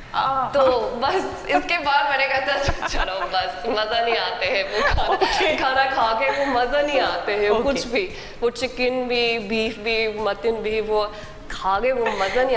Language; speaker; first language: Hindi; non-native, learner; English